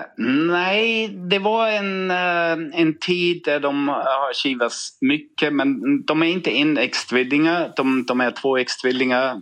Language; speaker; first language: Swedish; non-native, fluent; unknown